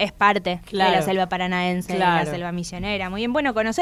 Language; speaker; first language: Spanish; native; Spanish